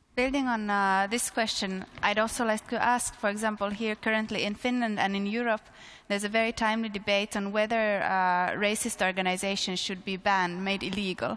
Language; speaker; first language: English; non-native, fluent; Finnish